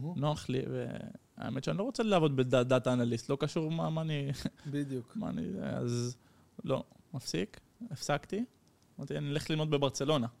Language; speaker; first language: Hebrew; early bilingual, heritage; Dutch